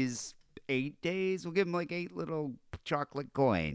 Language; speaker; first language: English; native; English